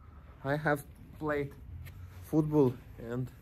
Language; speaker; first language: English; non-native, learner; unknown